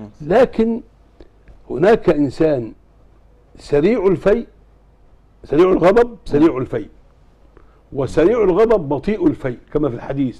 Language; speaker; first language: Arabic; native; Arabic